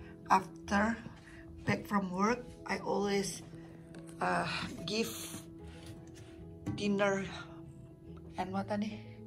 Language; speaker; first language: English; non-native, learner; Indonesian